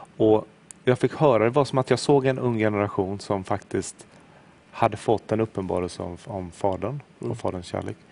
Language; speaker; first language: Swedish; native; Swedish